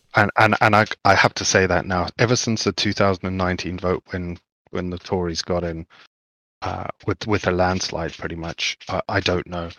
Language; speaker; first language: English; native; English